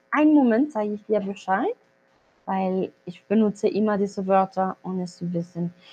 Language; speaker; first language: German; non-native, fluent; Spanish